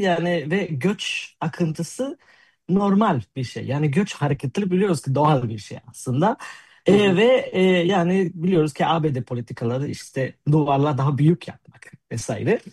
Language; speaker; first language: Turkish; non-native, fluent; Spanish